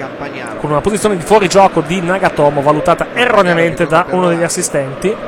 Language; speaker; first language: Italian; native; Italian